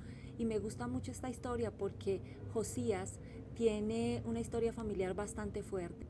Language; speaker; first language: Spanish; native; Spanish